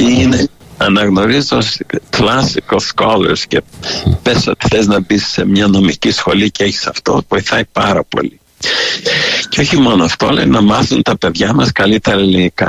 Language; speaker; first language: Greek; early bilingual, heritage; Greek